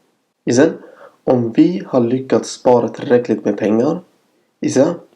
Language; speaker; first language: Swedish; non-native, fluent; Arabic